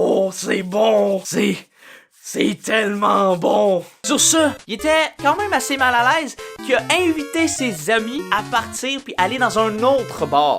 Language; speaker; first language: French; native; French